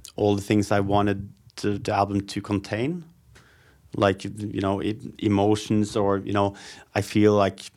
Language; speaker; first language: English; non-native, fluent; Norwegian